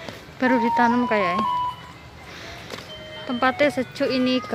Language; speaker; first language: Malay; non-native, local second language; Javanese